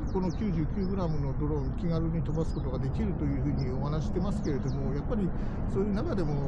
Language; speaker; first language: Japanese; native; Japanese